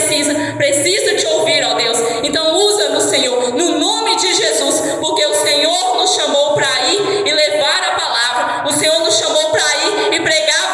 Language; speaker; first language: Portuguese; native; Portuguese